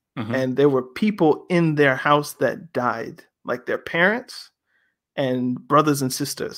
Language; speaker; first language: English; native; English